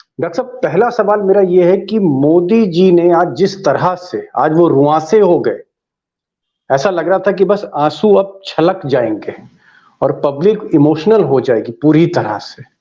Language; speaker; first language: Hindi; native; Hindi